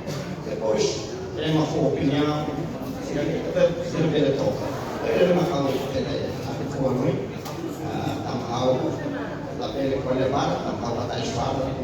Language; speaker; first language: Portuguese; non-native, local second language; Tetum